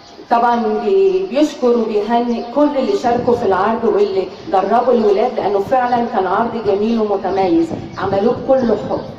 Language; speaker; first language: Arabic; native; Arabic